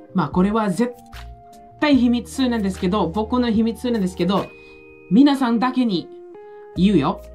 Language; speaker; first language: Japanese; non-native, fluent; Filipino